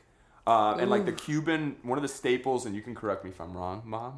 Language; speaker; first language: English; early bilingual, other home language; Spanish